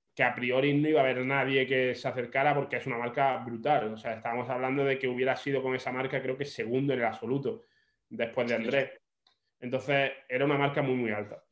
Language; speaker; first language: Spanish; native; Spanish